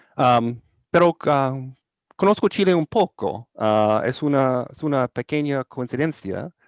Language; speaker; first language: Spanish; non-native, learner; English